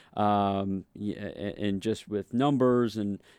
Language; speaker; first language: English; native; English